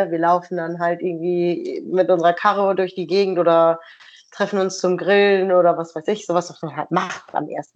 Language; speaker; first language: German; native; German